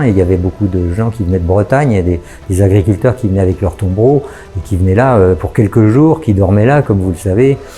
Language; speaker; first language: French; native; French